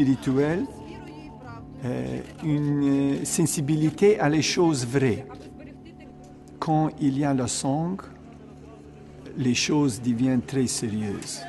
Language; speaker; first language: French; non-native, fluent; Ukrainian